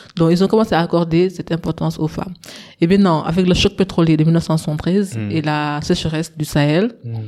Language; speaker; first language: French; non-native, local second language; Wolof